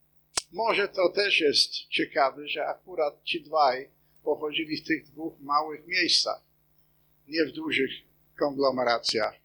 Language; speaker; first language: Polish; non-native, fluent; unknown